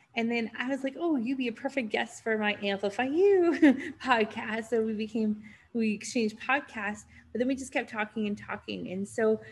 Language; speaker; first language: English; native; English